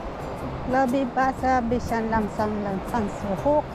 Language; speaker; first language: German; non-native, learner; Filipino